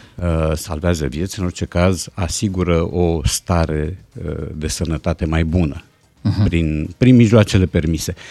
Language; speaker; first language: Romanian; native; Romanian